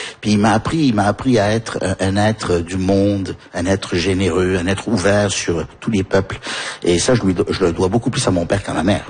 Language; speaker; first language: French; native; French